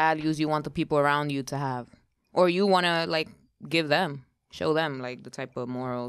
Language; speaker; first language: English; early bilingual, other home language; Spanish